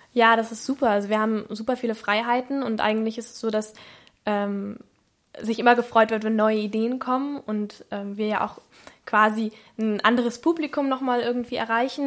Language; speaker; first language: German; native; German